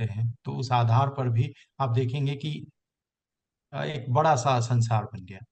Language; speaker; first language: Hindi; native; Hindi